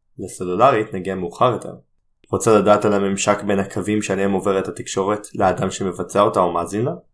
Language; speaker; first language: Hebrew; native; Hebrew